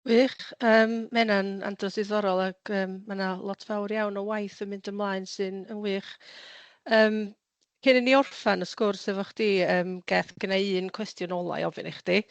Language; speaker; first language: Welsh; native; Welsh